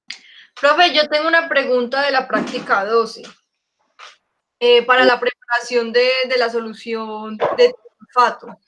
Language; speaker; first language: Spanish; native; Spanish